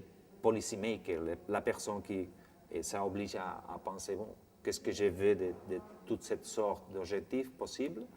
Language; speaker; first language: French; non-native, fluent; Spanish